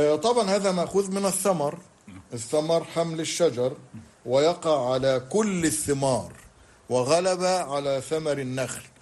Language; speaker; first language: Arabic; native; Arabic